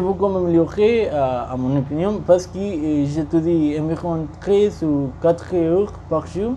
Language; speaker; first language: French; non-native, learner; Spanish